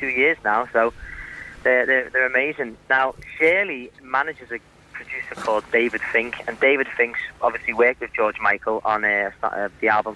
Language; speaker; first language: English; native; English